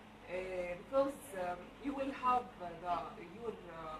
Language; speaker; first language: English; non-native, learner; Arabic